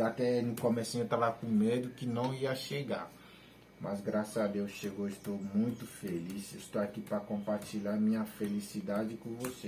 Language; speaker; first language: Portuguese; non-native, learner; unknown